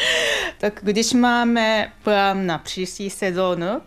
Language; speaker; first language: Czech; non-native, fluent; Japanese